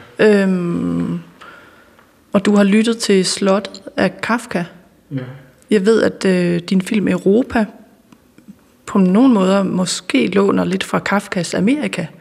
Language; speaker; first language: Danish; native; Danish